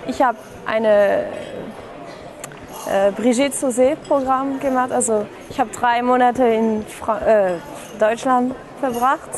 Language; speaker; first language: German; non-native, fluent; French